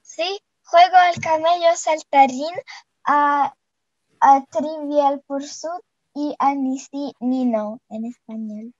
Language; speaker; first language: Spanish; non-native, fluent; Russian